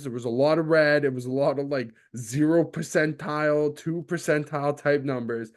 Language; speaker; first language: English; native; English